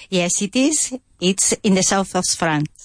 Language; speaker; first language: English; non-native, learner; Spanish